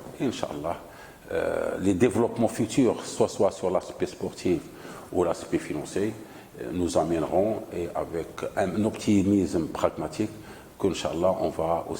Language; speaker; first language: French; non-native, local second language; Arabic